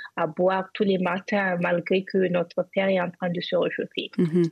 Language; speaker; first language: French; non-native, local second language; Hausa